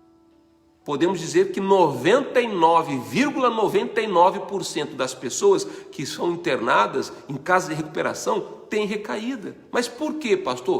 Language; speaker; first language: Portuguese; native; Portuguese